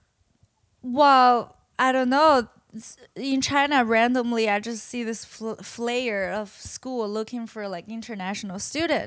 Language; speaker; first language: English; non-native, fluent; Chinese